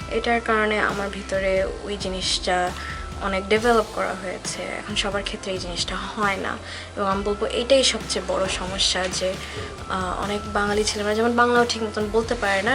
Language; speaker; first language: Bangla; early bilingual, heritage; Bangla